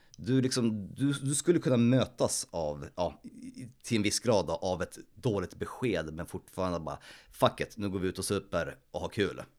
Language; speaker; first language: Swedish; early bilingual, other home language; Polish